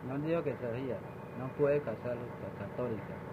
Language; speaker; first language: Spanish; non-native, local second language; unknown